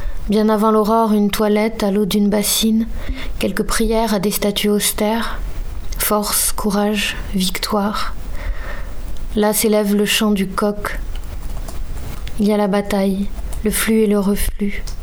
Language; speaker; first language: French; native; French